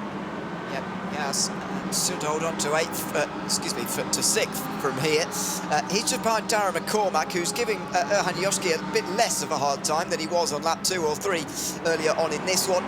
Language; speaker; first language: English; native; English